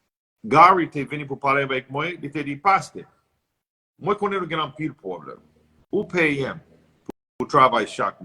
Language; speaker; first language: Haitian Creole; non-native, learner; English